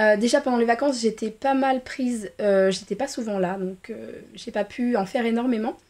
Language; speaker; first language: French; native; French